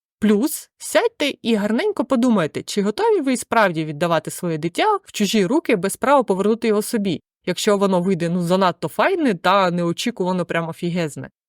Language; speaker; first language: Ukrainian; native; Ukrainian